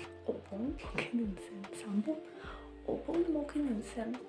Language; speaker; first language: Korean; non-native, learner; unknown